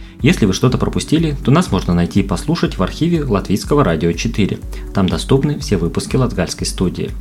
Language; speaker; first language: Russian; native; Russian